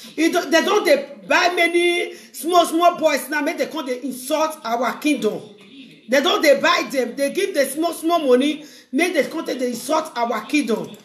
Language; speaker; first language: Nigerian Pidgin; non-native, local second language; Bini